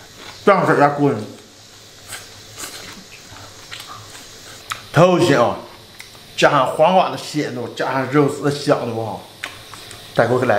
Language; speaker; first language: Chinese; native; Chinese